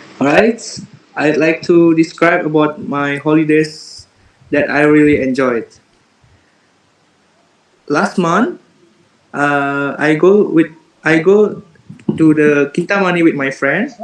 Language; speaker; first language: English; non-native, learner; Indonesian